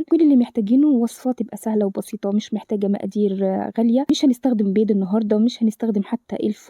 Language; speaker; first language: Arabic; native; Arabic